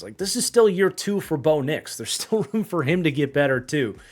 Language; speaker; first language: English; native; English